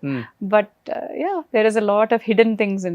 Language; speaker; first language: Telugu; non-native, learner; Malayalam